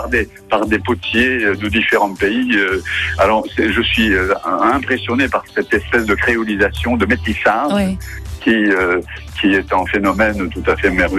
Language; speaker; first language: French; non-native, fluent; Japanese